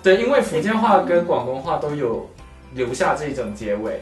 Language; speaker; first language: Chinese; early bilingual, other home language; Min Nan Chinese